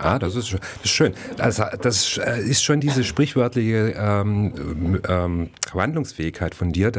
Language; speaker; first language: German; native; German